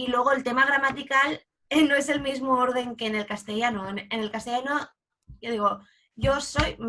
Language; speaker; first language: Spanish; native; Spanish